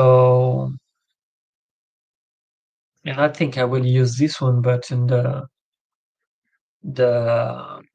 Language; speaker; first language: English; non-native, learner; French